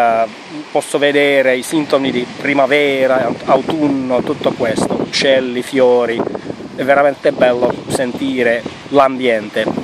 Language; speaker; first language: Italian; non-native, fluent; Finnish